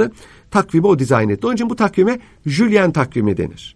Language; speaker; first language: Turkish; native; Turkish